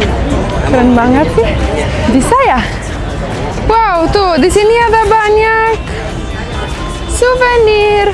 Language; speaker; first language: Indonesian; non-native, fluent; Romanian